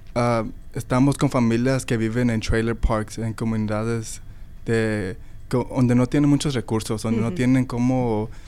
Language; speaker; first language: Spanish; early bilingual, heritage; Spanish